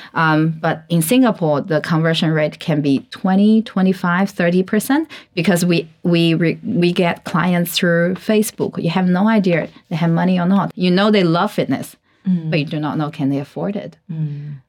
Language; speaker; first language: English; non-native, fluent; Chinese